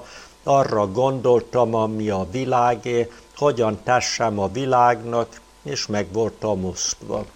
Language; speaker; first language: Hungarian; native; Hungarian